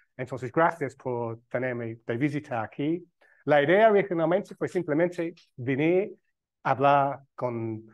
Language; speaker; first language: Spanish; non-native, fluent; English